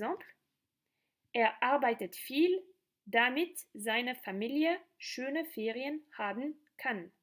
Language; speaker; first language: German; non-native, fluent; French